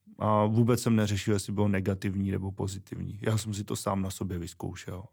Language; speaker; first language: Czech; native; Czech